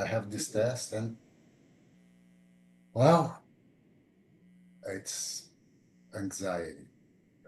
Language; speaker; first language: English; non-native, fluent; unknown